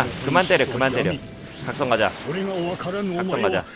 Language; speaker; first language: Korean; native; Korean